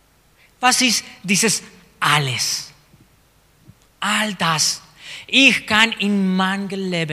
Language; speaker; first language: German; non-native, fluent; Spanish